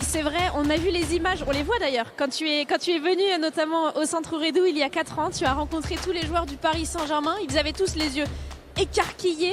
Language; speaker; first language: French; native; French